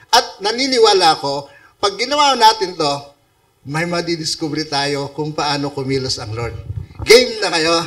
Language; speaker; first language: Filipino; non-native, local second language; Iloko